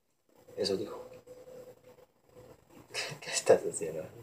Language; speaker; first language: Spanish; early bilingual, heritage; Spanish